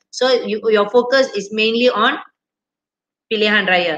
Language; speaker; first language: English; non-native, local second language; Malay